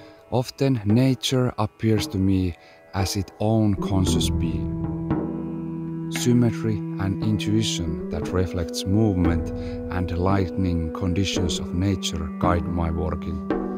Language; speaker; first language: English; non-native, fluent; Finnish